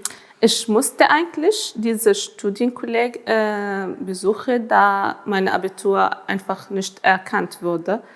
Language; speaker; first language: German; non-native, fluent; Arabic